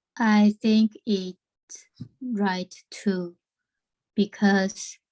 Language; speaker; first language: English; non-native, learner; Chinese